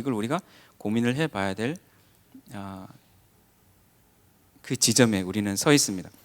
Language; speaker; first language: Korean; native; Korean